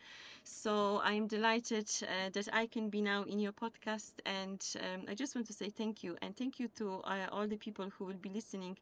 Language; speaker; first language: English; non-native, fluent; Polish